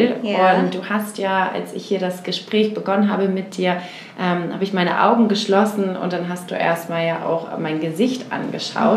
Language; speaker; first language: German; native; German